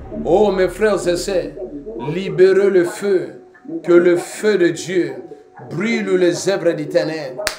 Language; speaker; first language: French; non-native, local second language; Lingala